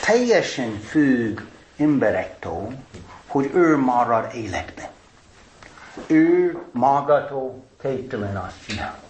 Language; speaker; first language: Hungarian; non-native, fluent; English